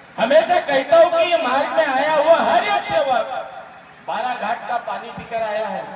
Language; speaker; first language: Hindi; non-native, local second language; Marathi